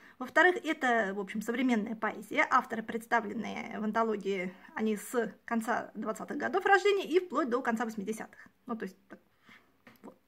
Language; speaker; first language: Russian; native; Russian